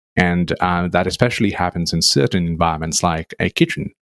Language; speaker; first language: English; non-native, local second language; Nepali